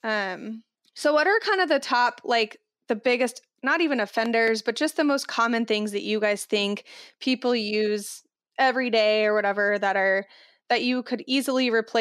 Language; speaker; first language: English; native; English